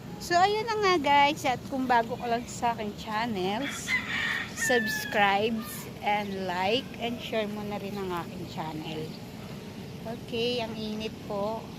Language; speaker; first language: Filipino; native; Filipino